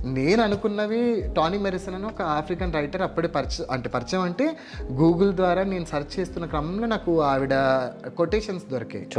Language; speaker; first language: Telugu; non-native, local second language; Lambadi